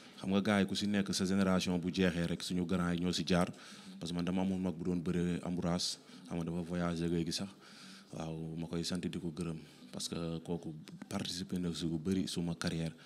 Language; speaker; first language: Wolof; non-native, local second language; Serer